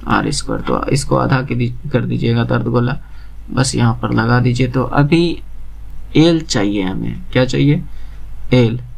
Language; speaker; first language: Hindi; native; Hindi